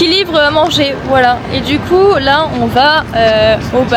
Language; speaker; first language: French; native; French